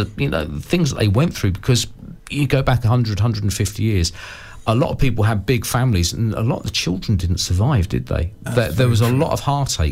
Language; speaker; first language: English; native; English